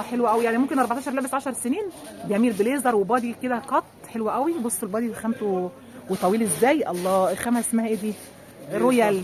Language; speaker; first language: Arabic; native; Arabic